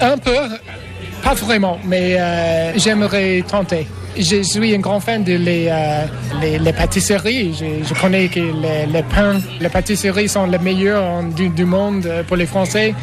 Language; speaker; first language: French; non-native, learner; English